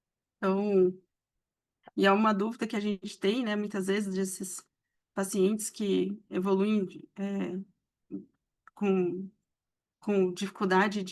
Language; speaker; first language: Portuguese; native; Portuguese